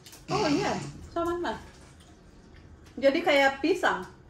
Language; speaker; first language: English; non-native, fluent; Indonesian